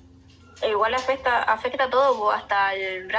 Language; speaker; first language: Spanish; native; Spanish